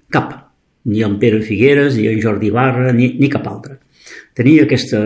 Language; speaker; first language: Catalan; native; Catalan